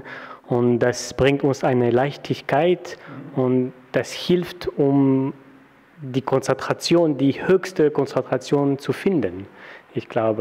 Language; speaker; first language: German; non-native, fluent; French